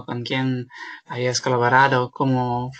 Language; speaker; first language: Spanish; non-native, fluent; Ukrainian